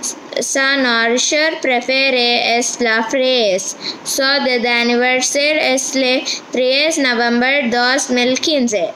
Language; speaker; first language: French; non-native, learner; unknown